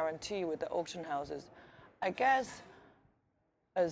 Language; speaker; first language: English; native; English